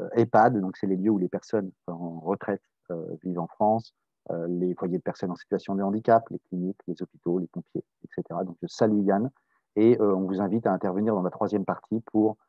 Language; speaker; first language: French; native; French